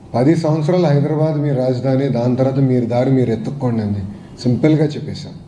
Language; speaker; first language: Telugu; native; Telugu